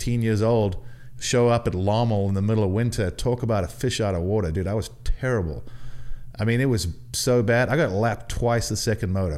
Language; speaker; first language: English; native; English